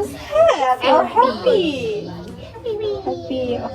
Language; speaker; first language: English; non-native, learner; Indonesian